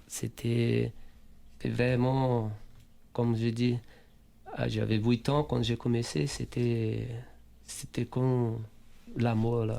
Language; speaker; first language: French; non-native, fluent; Portuguese